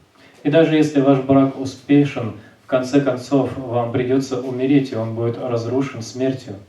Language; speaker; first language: Russian; native; Russian